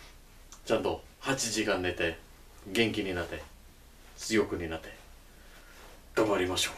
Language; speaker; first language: Japanese; non-native, learner; English